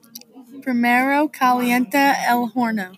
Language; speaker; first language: Spanish; non-native, learner; English